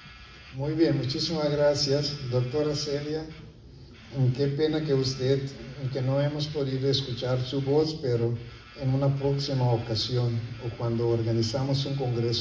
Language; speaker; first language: Spanish; non-native, fluent; Papiamento